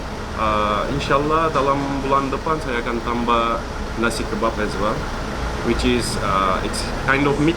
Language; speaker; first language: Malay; non-native, fluent; Turkish